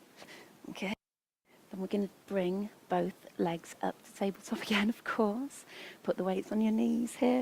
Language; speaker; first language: English; native; English